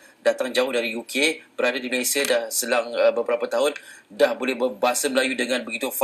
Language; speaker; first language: Malay; native; Malay